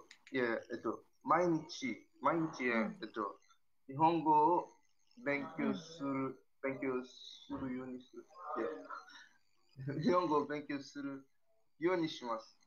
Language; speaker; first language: Japanese; non-native, learner; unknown